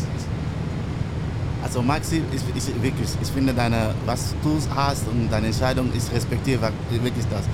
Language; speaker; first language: German; non-native, learner; English